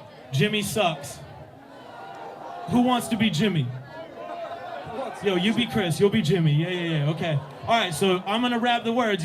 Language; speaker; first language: English; native; English